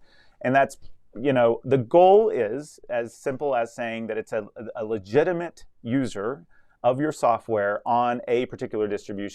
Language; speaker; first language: English; native; English